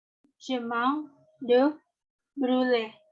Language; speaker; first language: French; non-native, learner; Indonesian